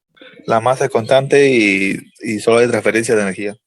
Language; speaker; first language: Spanish; native; Spanish